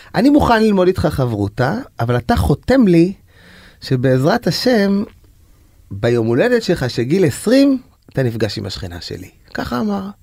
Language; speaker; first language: Hebrew; native; Hebrew